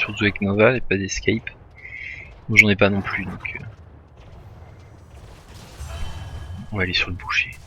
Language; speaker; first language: French; native; French